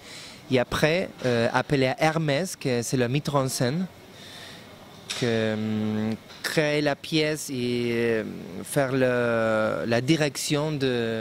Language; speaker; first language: French; non-native, learner; Spanish